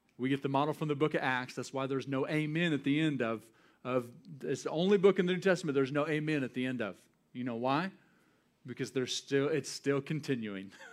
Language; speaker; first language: English; native; English